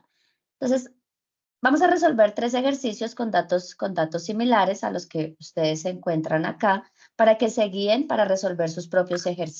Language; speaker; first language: Spanish; native; Spanish